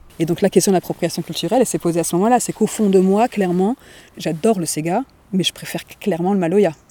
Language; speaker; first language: French; native; French